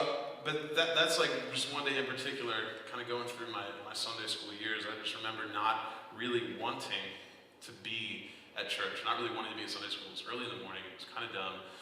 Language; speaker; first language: English; native; English